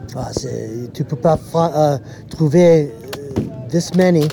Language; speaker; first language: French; non-native, learner; English